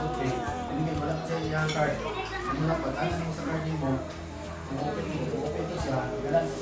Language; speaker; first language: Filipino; non-native, local second language; Cebuano